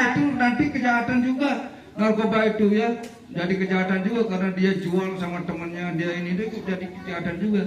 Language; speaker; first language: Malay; non-native, local second language; Balinese